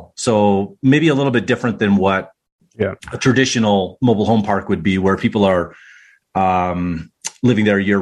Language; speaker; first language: English; native; English